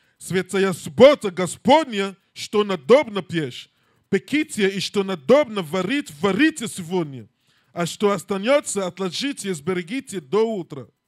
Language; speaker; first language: Russian; non-native, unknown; English